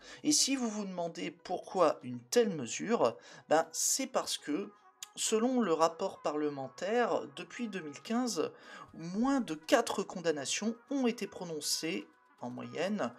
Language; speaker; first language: French; native; French